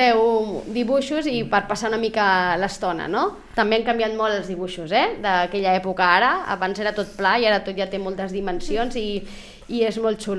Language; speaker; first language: Catalan; native; Catalan